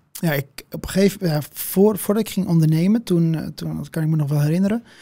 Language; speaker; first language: Dutch; early bilingual, other home language; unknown